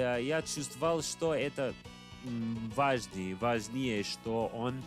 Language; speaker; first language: Russian; non-native, learner; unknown